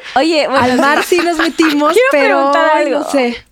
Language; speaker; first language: Spanish; non-native, fluent; Russian